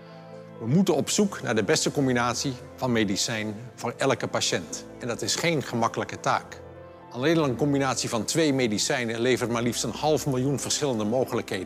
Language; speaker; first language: Dutch; native; Dutch